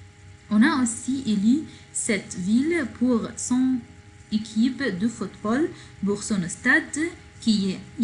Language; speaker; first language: French; non-native, fluent; Arabic